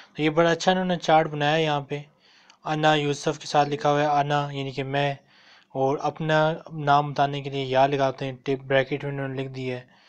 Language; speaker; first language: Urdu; non-native, local second language; Punjabi